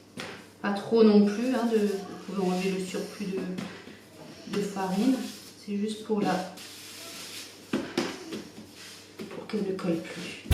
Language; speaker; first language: French; native; French